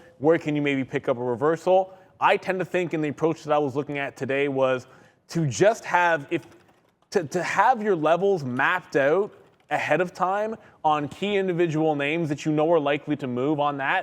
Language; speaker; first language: English; native; English